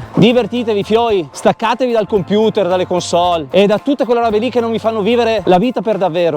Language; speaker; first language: Italian; native; Italian